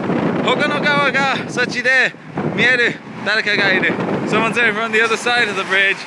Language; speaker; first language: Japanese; non-native, learner; English